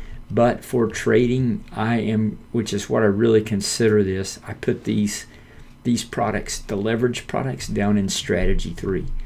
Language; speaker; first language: English; native; English